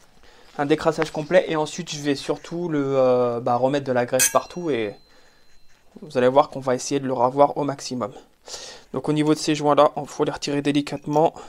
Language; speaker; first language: French; native; French